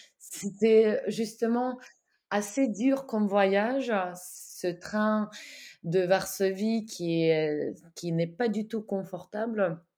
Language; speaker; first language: French; non-native, fluent; Ukrainian